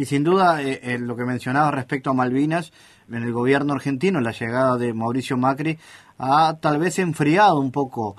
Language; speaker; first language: Spanish; native; Spanish